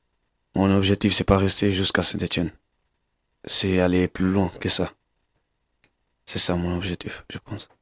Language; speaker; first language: French; non-native, learner; Kabuverdianu